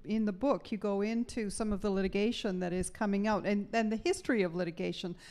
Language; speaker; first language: English; native; English